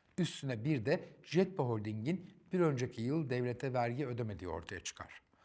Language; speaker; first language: Turkish; native; Turkish